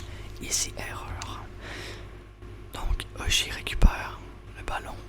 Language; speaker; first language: French; native; French